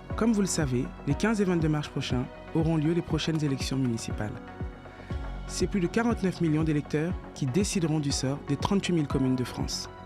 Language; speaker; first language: French; native; French